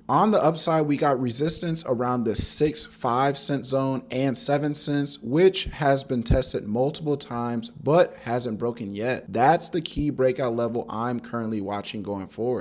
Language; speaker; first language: English; native; English